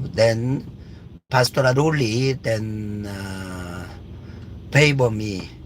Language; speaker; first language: English; non-native, learner; Korean